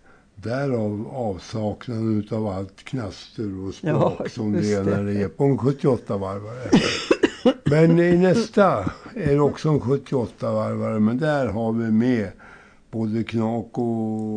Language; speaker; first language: Swedish; native; Swedish